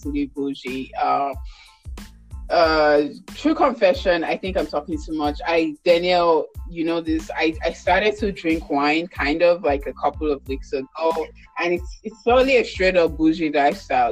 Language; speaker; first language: English; non-native, local second language; Yoruba